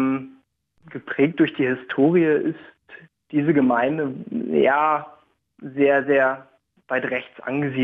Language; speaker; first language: German; native; German